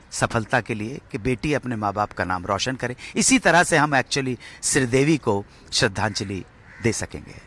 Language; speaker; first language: Hindi; native; Hindi